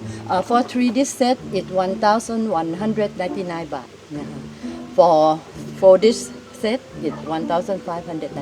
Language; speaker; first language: English; non-native, local second language; Thai